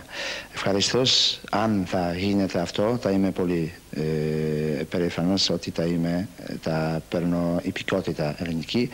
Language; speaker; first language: Greek; non-native, learner; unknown